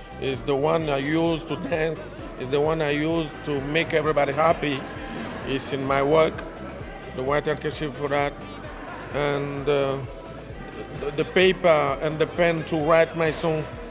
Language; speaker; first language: English; non-native, learner; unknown